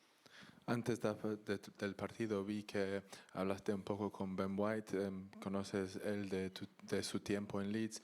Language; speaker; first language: Spanish; non-native, learner; English